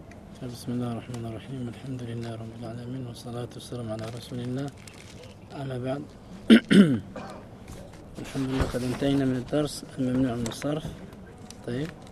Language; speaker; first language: Arabic; non-native, fluent; French